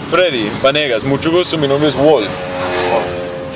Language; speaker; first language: Spanish; non-native, learner; English